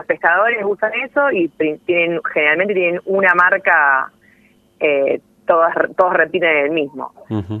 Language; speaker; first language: Spanish; native; Spanish